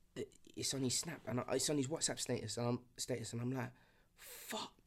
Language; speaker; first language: English; early bilingual, other home language; Yoruba